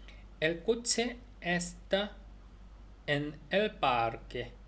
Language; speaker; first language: Spanish; non-native, learner; Korean